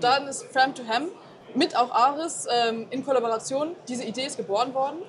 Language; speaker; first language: German; native; German